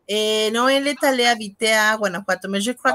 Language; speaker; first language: Spanish; native; Spanish